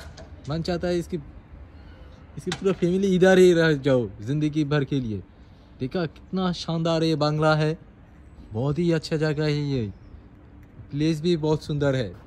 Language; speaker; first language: Hindi; non-native, learner; Bangla